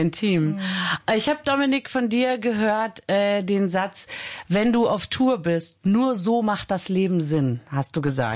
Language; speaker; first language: German; native; German